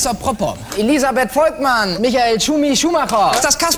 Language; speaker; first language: German; native; German